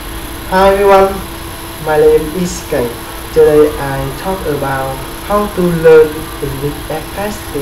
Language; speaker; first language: English; non-native, learner; Vietnamese